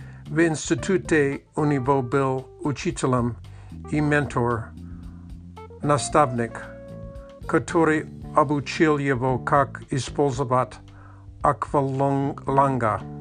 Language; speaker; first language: Russian; non-native, learner; English